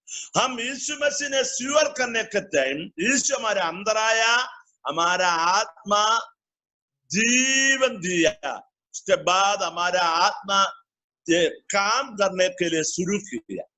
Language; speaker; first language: Hindi; non-native, learner; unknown